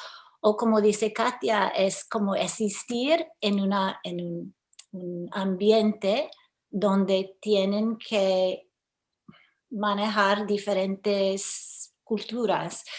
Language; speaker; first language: Spanish; early bilingual, heritage; English